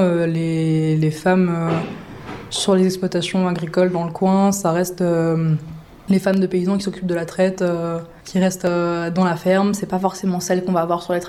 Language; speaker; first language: French; native; French